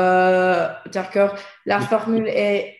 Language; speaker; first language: French; non-native, learner; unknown